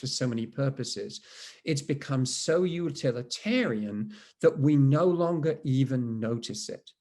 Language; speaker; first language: English; native; English